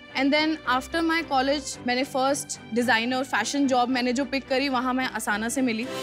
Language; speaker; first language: Hindi; native; Hindi